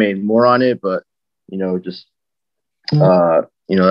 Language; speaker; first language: English; native; English